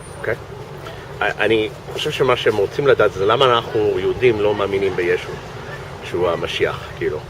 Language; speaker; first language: Hebrew; non-native, fluent; English